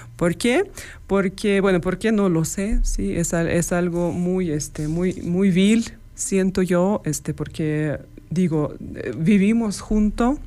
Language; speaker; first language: Spanish; non-native, fluent; Ukrainian